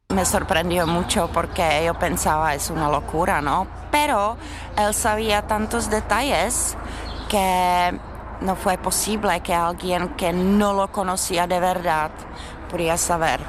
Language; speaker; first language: Spanish; non-native, fluent; Czech